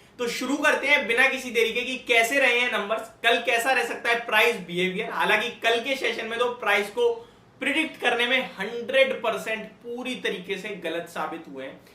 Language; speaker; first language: Hindi; native; Hindi